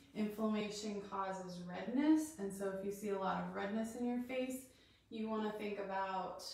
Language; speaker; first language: English; native; English